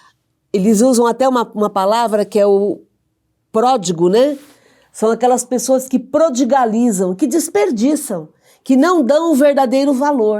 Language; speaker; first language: Portuguese; native; Portuguese